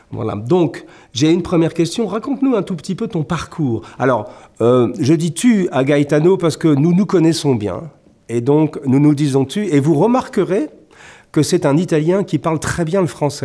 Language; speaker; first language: French; native; French